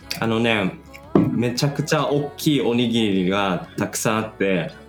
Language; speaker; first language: Japanese; native; Japanese